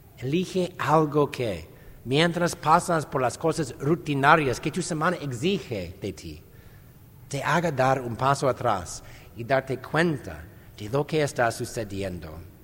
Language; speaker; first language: Spanish; non-native, fluent; English